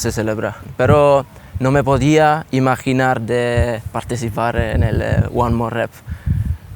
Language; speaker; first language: Spanish; non-native, learner; Italian